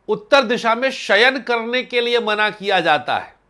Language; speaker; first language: Hindi; native; Hindi